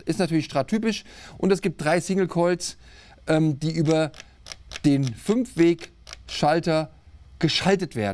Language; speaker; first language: German; native; German